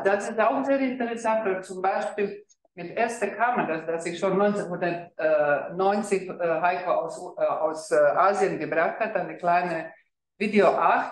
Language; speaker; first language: German; non-native, fluent; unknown